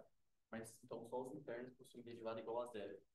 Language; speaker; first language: Portuguese; native; Portuguese